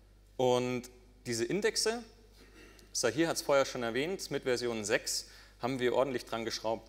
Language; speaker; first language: German; native; German